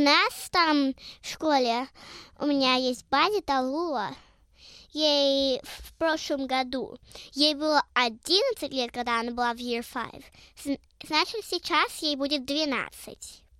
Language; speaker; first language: Russian; early bilingual, heritage; Russian